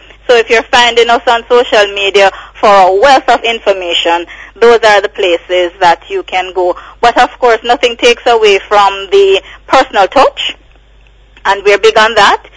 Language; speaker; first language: English; native; English